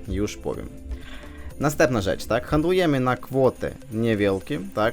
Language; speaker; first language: Polish; non-native, fluent; Ukrainian